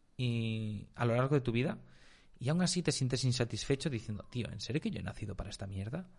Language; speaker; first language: Spanish; native; Spanish